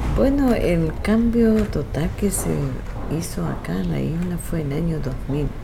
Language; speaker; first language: Spanish; non-native, local second language; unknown